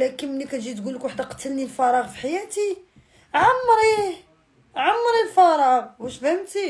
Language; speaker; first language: Arabic; native; Arabic